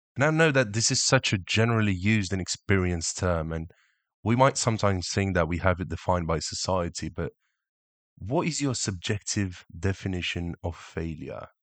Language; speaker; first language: English; early bilingual, other home language; Romanian